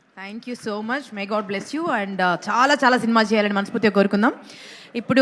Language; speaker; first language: Telugu; native; Telugu